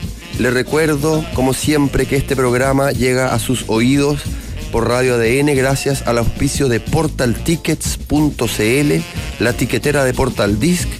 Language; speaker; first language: Spanish; native; Spanish